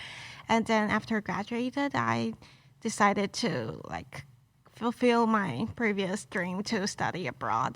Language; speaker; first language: English; non-native, local second language; Chinese